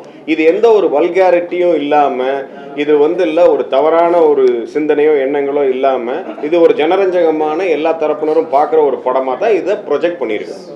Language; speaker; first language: Tamil; native; Tamil